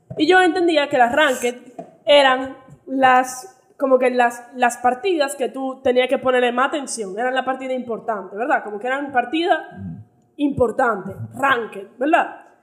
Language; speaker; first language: Spanish; early bilingual, heritage; Spanish